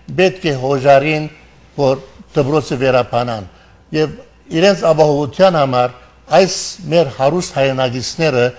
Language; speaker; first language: Armenian; early bilingual, heritage; Armenian